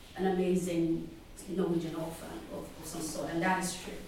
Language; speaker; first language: English; non-native, local second language; Yoruba